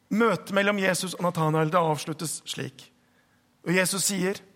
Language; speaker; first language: Norwegian; native; Norwegian